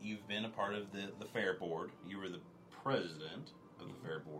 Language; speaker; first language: English; native; English